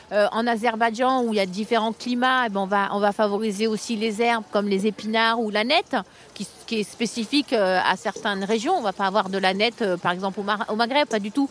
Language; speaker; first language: French; native; French